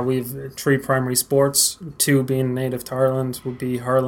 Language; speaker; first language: English; native; English